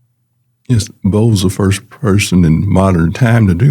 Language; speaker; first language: English; native; English